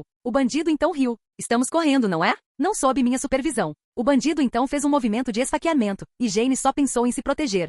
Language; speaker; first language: Portuguese; native; Portuguese